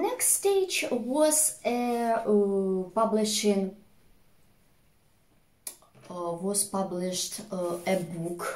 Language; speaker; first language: English; non-native, fluent; Russian